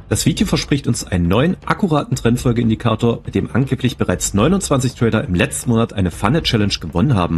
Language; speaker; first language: German; native; German